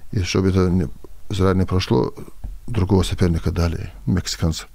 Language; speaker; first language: Russian; non-native, local second language; Avaric